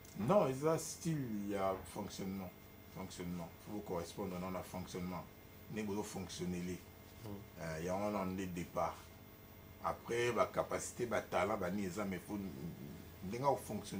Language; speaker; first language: French; non-native, local second language; Lingala